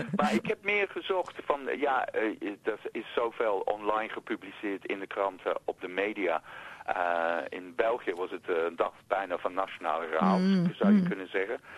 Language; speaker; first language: Dutch; non-native, fluent; English